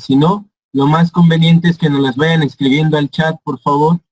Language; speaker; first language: Spanish; native; Spanish